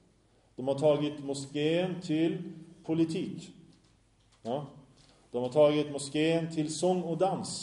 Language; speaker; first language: Swedish; early bilingual, other home language; Arabic